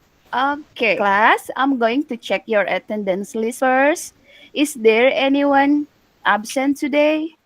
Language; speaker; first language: English; non-native, learner; Indonesian